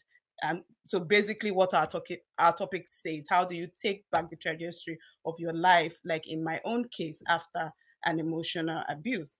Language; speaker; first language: English; non-native, local second language; Yoruba